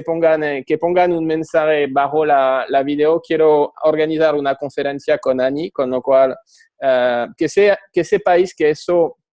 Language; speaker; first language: Spanish; non-native, fluent; French